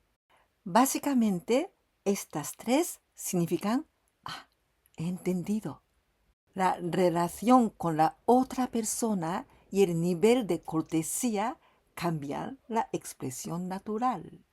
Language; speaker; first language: Spanish; non-native, fluent; Japanese